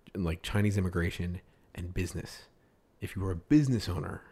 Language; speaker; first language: English; early bilingual, other home language; Italian